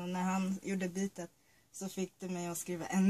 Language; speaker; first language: Swedish; early bilingual, other home language; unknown